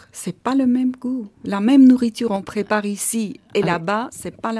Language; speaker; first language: French; non-native, fluent; Armenian